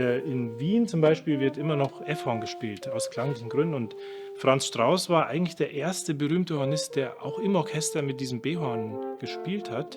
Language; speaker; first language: German; native; German